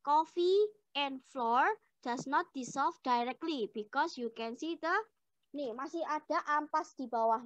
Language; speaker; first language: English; non-native, learner; Indonesian